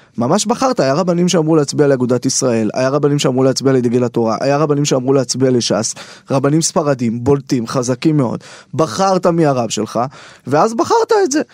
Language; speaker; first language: Hebrew; native; Hebrew